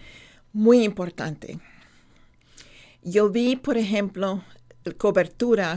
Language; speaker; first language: Spanish; non-native, fluent; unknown